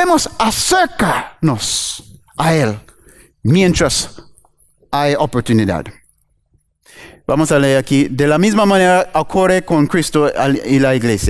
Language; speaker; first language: Spanish; non-native, fluent; English